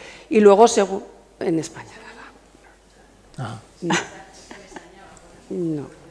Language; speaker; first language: Spanish; native; Spanish